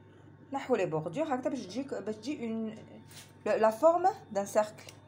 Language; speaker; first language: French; non-native, local second language; Arabic